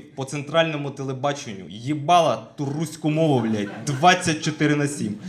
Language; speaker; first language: Ukrainian; non-native, local second language; Russian